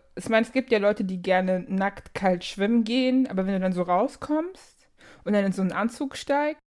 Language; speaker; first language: German; early bilingual, other home language; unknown